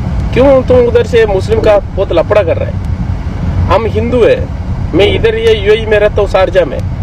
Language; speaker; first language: Hindi; non-native, local second language; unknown